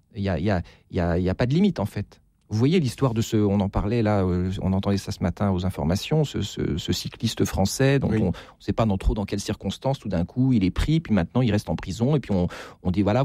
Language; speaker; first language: French; native; French